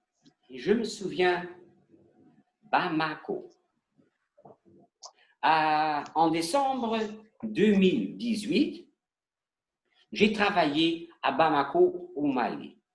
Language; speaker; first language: French; non-native, learner; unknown